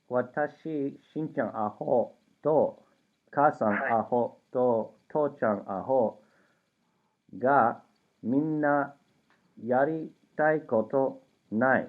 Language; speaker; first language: Japanese; non-native, learner; English